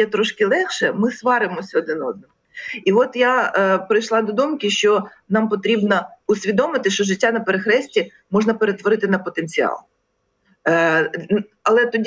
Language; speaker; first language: Ukrainian; native; Ukrainian